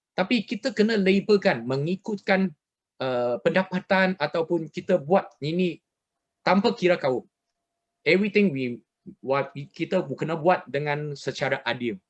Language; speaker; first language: Malay; non-native, local second language; Chinese